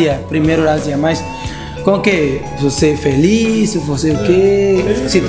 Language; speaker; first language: Portuguese; non-native, learner; Indonesian